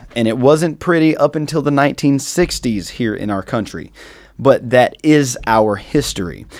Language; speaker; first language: English; native; English